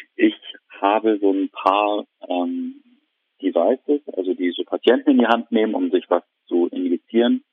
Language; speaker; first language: German; native; German